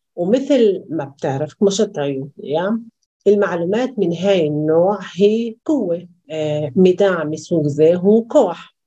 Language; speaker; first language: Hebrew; non-native, local second language; Arabic